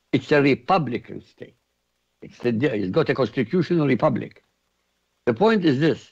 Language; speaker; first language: English; non-native, fluent; Arabic